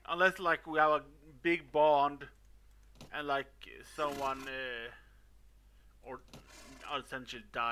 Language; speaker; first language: English; non-native, fluent; Swedish